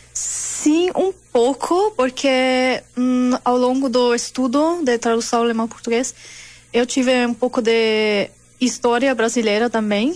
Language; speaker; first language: Portuguese; non-native, learner; German